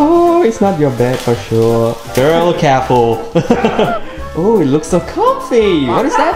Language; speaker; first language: English; non-native, fluent; Thai